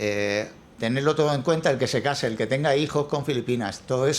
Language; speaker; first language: Spanish; native; Spanish